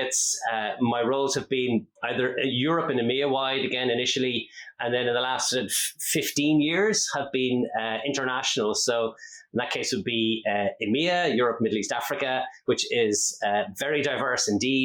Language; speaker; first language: English; native; English